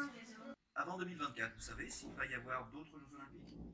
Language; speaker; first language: French; native; French